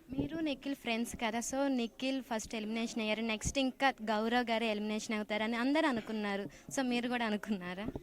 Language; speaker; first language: Telugu; native; Telugu